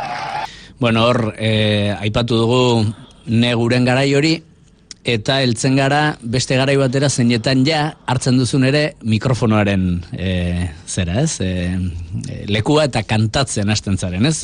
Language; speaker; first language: Basque; native; Basque